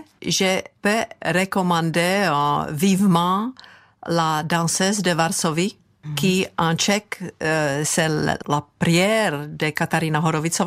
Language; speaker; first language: French; non-native, fluent; Czech